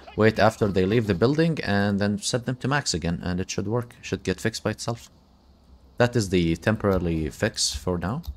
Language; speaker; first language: English; non-native, fluent; Arabic